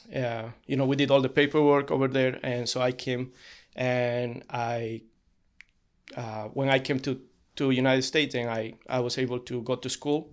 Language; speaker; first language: English; non-native, fluent; Spanish